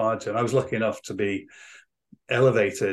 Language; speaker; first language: English; native; English